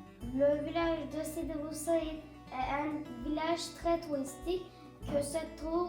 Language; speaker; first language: French; non-native, learner; Turkish